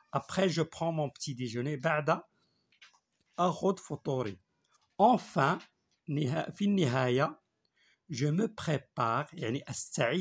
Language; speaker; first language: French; non-native, local second language; Arabic